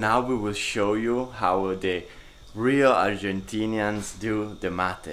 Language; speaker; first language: English; non-native, learner; Italian